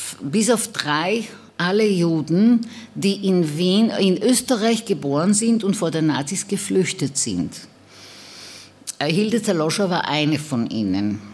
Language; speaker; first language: German; non-native, fluent; Hebrew